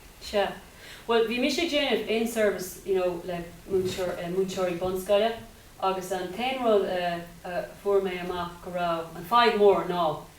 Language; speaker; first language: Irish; non-native, local second language; English